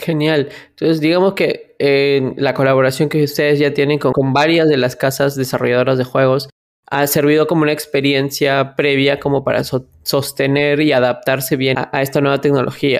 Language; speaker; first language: Spanish; native; Spanish